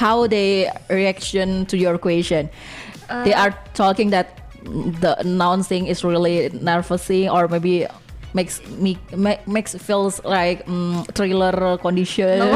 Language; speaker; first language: English; non-native, learner; Indonesian